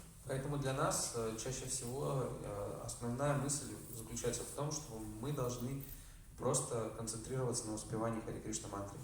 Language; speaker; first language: Russian; native; Russian